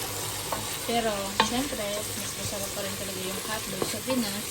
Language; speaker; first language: Filipino; native; Filipino